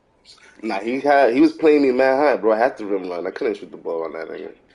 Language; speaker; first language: English; native; English